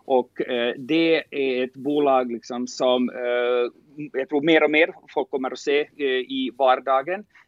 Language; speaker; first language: Swedish; native; Swedish